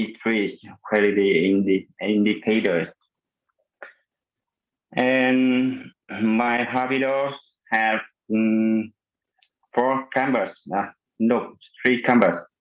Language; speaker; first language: English; non-native, fluent; Vietnamese